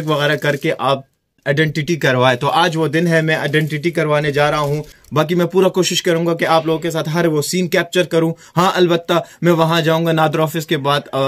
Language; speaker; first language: Urdu; native; Urdu